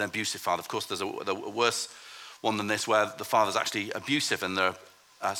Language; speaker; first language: English; native; English